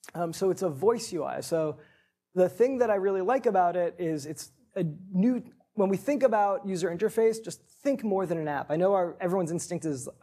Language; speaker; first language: English; native; English